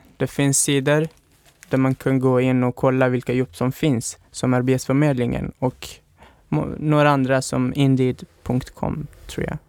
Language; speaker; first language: Swedish; non-native, fluent; Persian